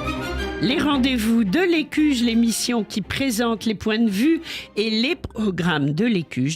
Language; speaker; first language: French; native; French